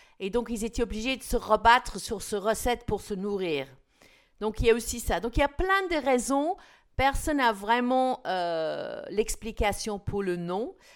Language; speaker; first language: French; non-native, fluent; English